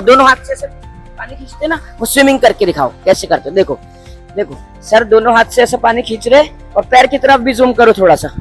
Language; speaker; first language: Hindi; native; Hindi